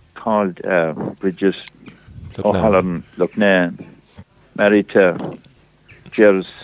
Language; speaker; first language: English; native; English